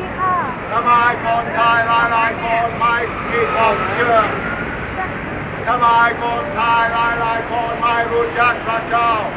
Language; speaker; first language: Thai; non-native, learner; English